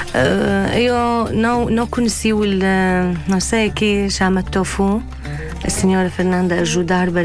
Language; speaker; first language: Portuguese; non-native, learner; Arabic